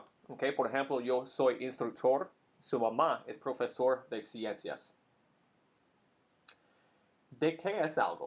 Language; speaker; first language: Spanish; non-native, fluent; English